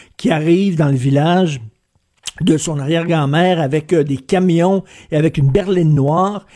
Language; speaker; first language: French; native; French